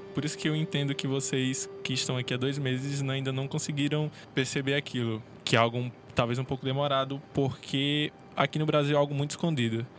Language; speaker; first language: Portuguese; native; Portuguese